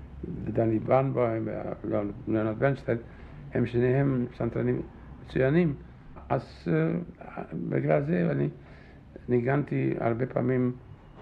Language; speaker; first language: Hebrew; non-native, fluent; Czech